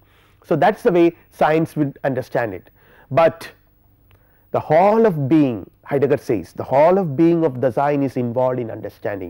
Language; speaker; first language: English; non-native, local second language; Malayalam